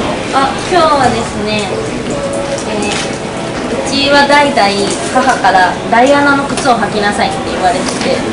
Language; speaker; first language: Japanese; native; Japanese